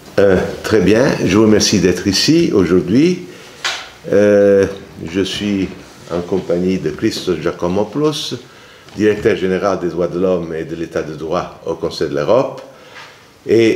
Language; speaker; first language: French; non-native, fluent; Italian